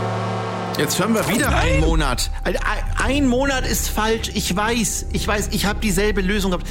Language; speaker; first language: German; native; German